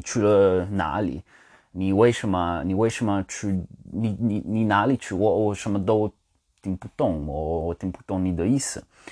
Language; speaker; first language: Chinese; non-native, learner; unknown